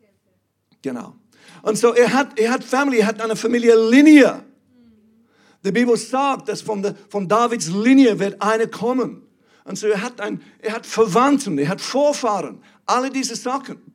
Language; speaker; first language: German; non-native, fluent; English